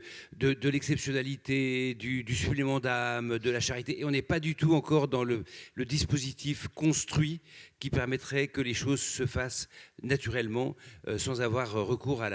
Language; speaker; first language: French; native; French